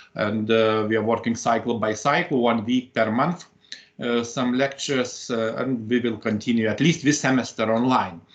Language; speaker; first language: English; non-native, fluent; Lithuanian